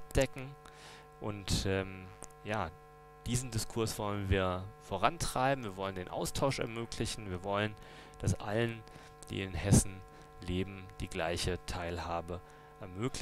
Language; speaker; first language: German; native; German